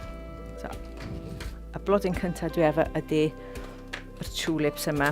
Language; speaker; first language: Welsh; non-native, local second language; English